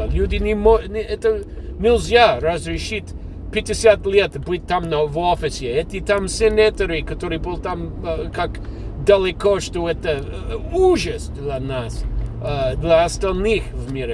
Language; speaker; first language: Russian; non-native, fluent; English